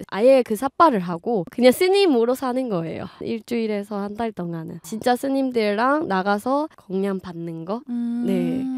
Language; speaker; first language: Korean; non-native, fluent; Burmese